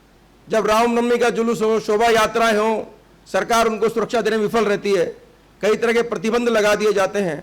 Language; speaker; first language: Hindi; native; Hindi